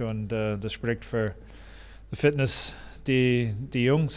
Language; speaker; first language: German; non-native, fluent; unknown